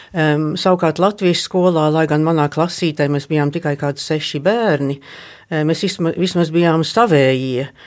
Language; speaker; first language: Latvian; early bilingual, heritage; Latvian